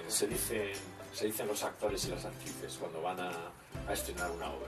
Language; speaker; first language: Spanish; native; Spanish